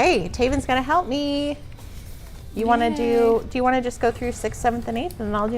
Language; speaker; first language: English; native; English